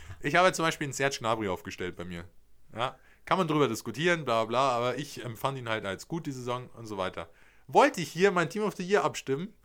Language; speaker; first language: German; native; German